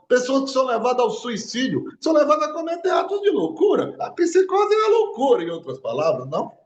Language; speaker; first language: Portuguese; native; Portuguese